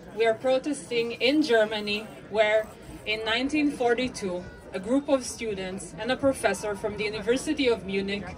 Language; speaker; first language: English; non-native, fluent; Hebrew